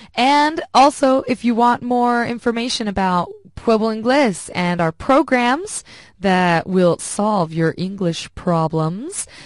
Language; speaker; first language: English; non-native, fluent; Spanish